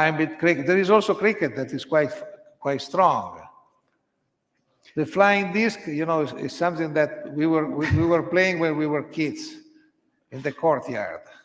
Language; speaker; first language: English; non-native, learner; Italian